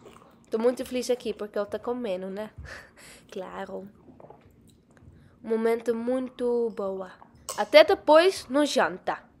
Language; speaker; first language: Portuguese; non-native, learner; Dutch